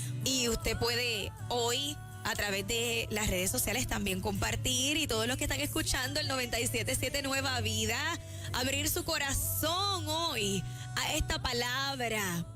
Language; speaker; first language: Spanish; native; Spanish